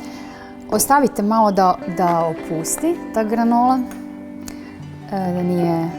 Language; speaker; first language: Croatian; native; Croatian